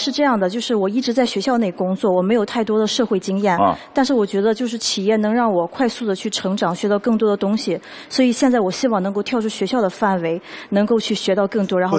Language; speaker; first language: Chinese; native; Chinese